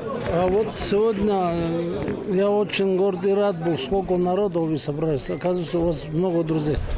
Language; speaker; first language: Russian; non-native, local second language; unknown